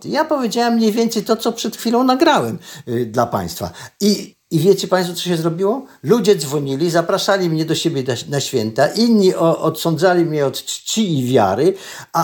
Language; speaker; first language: Polish; native; Polish